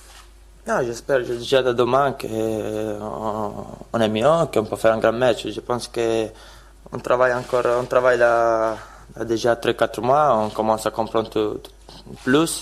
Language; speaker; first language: French; non-native, fluent; Italian